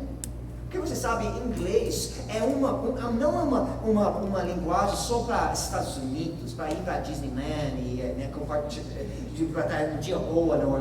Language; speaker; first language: Portuguese; non-native, fluent; English